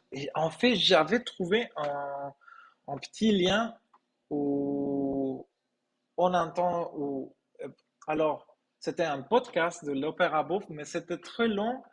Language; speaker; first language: French; non-native, fluent; Spanish